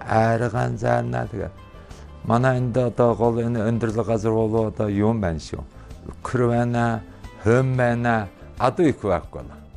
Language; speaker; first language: Mongolian; native; Mongolian